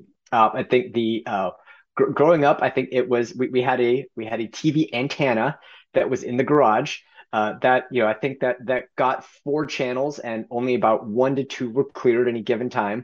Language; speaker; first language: English; native; English